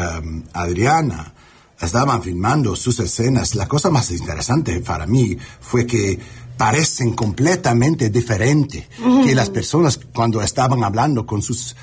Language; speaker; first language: Spanish; early bilingual, heritage; English